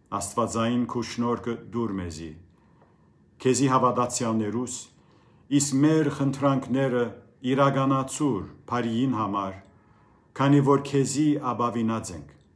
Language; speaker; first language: Armenian; early bilingual, heritage; Armenian